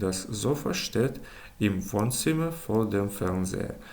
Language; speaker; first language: German; non-native, fluent; Ukrainian